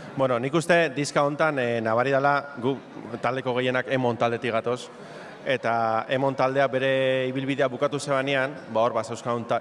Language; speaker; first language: Basque; native; Basque